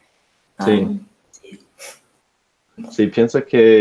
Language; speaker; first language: Spanish; non-native, learner; English